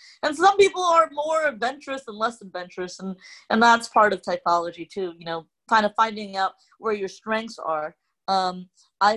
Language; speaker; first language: English; non-native, local second language; Cantonese